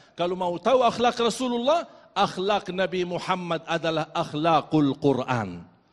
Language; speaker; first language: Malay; non-native, fluent; Arabic